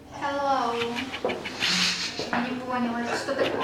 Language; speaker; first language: Ukrainian; non-native, local second language; Russian